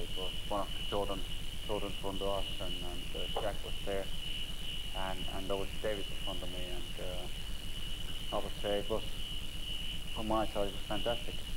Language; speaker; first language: English; non-native, fluent; Finnish